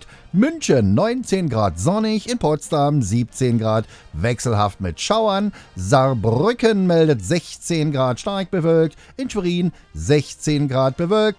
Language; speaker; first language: German; native; German